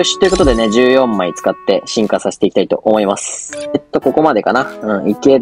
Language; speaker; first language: Japanese; native; Japanese